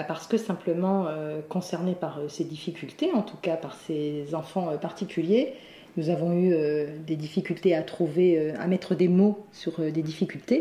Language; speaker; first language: French; native; French